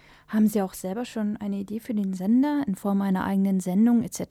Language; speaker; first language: German; native; German